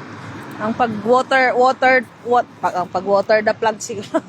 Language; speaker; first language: Filipino; non-native, local second language; Cebuano